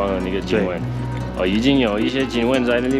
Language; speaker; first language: Chinese; non-native, fluent; English